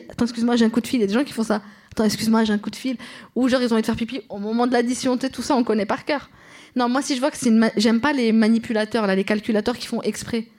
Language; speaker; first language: French; native; French